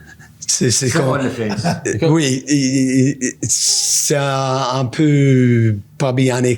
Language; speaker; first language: French; non-native, learner; English